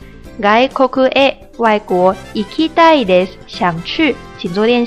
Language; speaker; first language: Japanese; non-native, fluent; Chinese